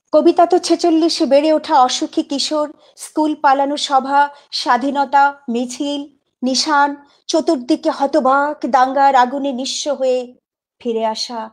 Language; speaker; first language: Bangla; native; Bangla